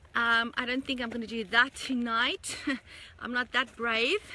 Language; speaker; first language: English; native; English